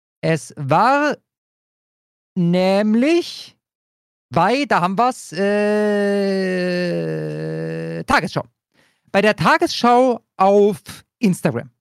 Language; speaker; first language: German; native; German